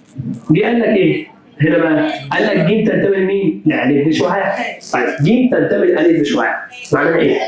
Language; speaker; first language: Arabic; native; Arabic